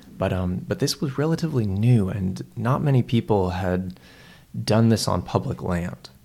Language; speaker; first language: English; native; English